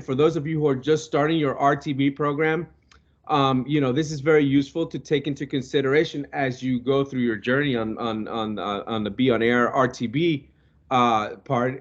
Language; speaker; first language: English; non-native, local second language; Spanish